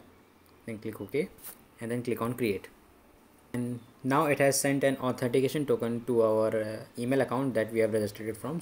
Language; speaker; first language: English; non-native, local second language; Hindi